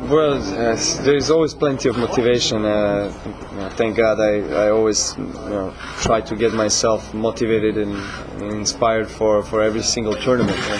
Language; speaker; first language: English; non-native, fluent; Serbian